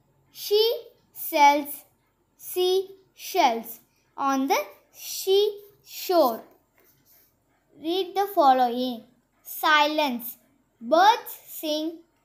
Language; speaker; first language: English; non-native, local second language; Tamil